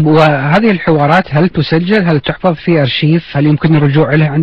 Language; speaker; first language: Arabic; native; Arabic